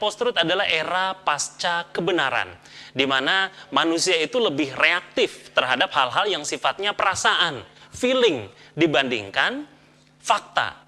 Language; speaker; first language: Indonesian; native; Indonesian